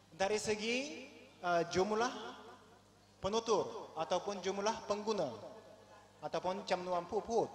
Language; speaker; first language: Malay; non-native, fluent; Japanese